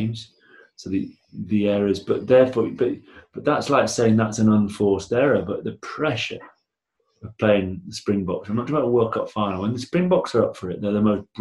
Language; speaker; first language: English; native; English